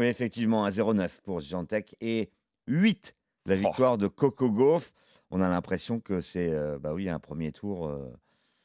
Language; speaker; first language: French; native; French